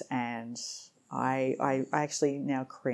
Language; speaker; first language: English; native; English